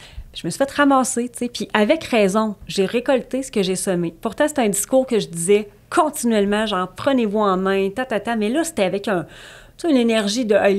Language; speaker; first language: French; native; French